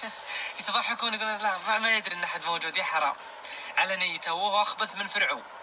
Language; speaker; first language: Arabic; native; Arabic